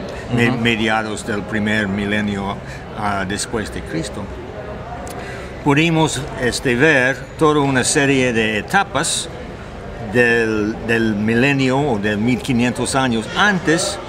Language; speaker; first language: Spanish; non-native, fluent; English